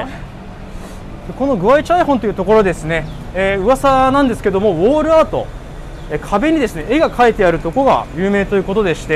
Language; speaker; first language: Japanese; native; Japanese